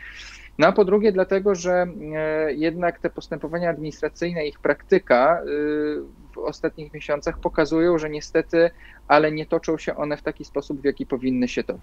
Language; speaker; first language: Polish; native; Polish